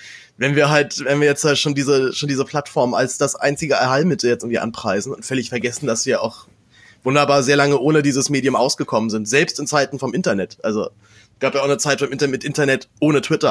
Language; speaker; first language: German; native; German